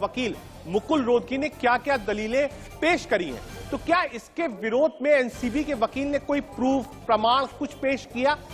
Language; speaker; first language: Hindi; native; Hindi